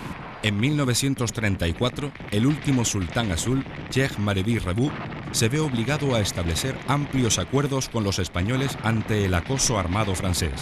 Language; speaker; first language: Spanish; native; Spanish